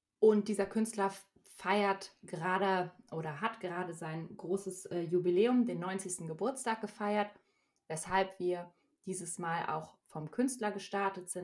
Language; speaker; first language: German; native; German